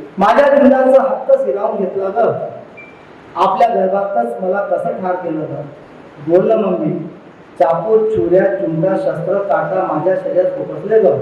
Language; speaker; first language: Marathi; non-native, local second language; Urdu